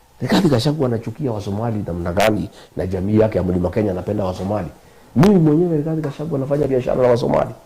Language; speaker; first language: Swahili; non-native, local second language; Kikuyu